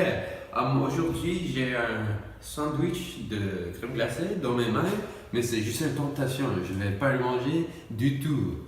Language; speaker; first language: French; non-native, learner; English